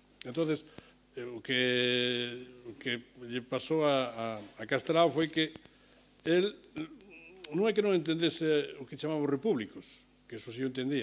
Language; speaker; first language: Galician; native; Galician